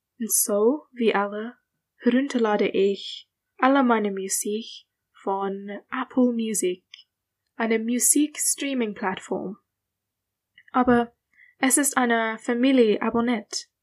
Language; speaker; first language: German; non-native, learner; English